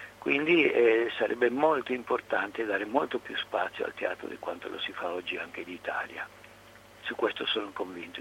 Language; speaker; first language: Italian; non-native, fluent; Spanish